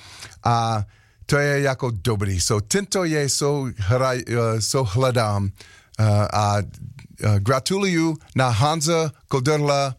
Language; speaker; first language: Czech; non-native, learner; English